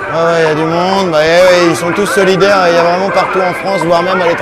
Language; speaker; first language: French; native; French